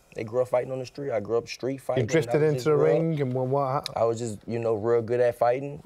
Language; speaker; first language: English; native; English